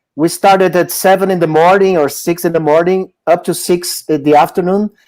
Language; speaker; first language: English; non-native, fluent; Portuguese